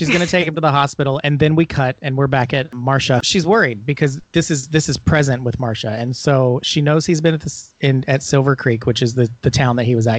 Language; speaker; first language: English; native; English